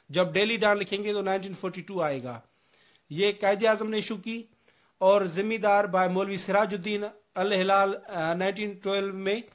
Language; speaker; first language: Urdu; non-native, local second language; Sindhi